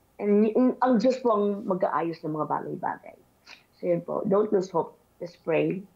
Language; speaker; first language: Filipino; native; Filipino